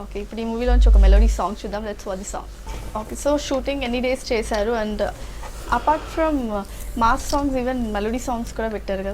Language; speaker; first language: Telugu; native; Telugu